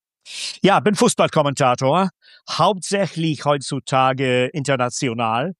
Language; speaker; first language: German; non-native, fluent; English